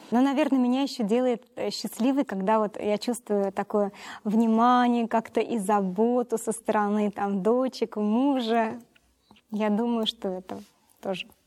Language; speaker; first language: Russian; native; Russian